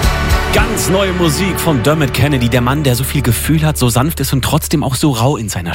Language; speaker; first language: German; native; German